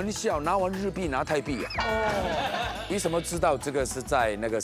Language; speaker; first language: Chinese; native; Chinese